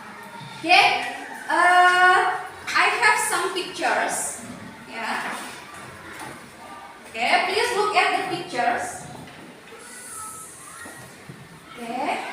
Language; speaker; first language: English; non-native, local second language; Indonesian